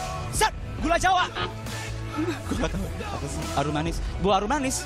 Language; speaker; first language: Indonesian; native; Indonesian